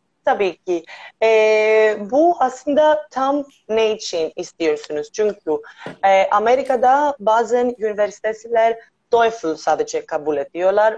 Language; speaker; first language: Turkish; non-native, learner; Greek